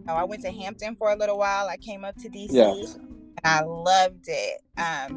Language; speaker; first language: English; native; English